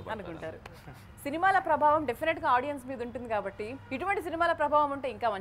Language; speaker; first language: Telugu; native; Telugu